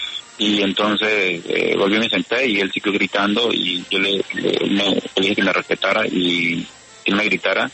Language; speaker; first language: Spanish; native; Spanish